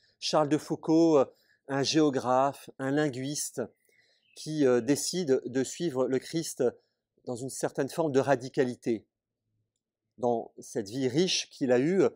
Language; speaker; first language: French; native; French